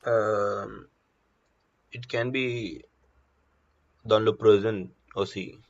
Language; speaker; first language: French; non-native, learner; Telugu